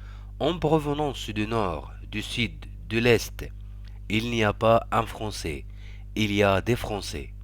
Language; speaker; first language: French; non-native, fluent; Arabic